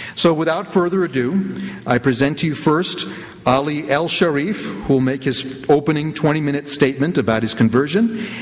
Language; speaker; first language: English; native; English